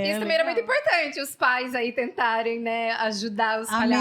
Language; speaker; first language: Portuguese; native; Portuguese